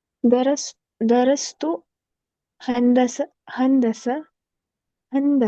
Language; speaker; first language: Arabic; non-native, learner; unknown